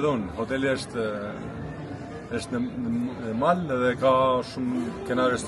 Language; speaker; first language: Albanian; early bilingual, heritage; Albanian